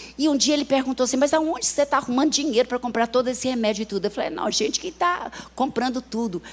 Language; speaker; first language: Portuguese; early bilingual, other home language; English